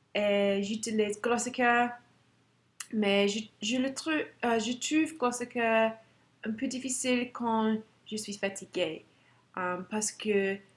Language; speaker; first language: French; non-native, learner; English